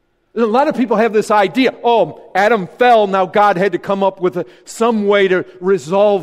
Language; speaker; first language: English; native; English